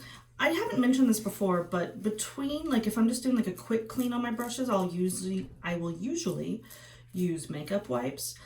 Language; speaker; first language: English; native; English